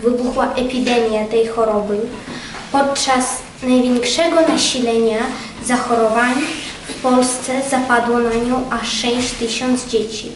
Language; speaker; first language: Polish; non-native, learner; Ukrainian